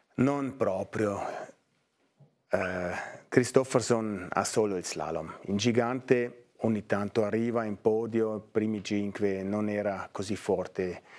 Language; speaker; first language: Italian; non-native, fluent; German